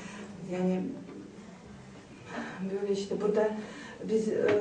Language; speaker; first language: Turkish; non-native, learner; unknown